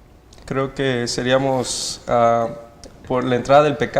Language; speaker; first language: Spanish; native; Spanish